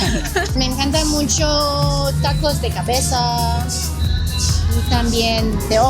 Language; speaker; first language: Spanish; non-native, learner; Chinese